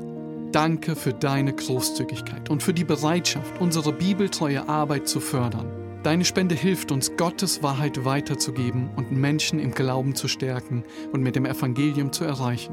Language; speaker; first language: German; native; German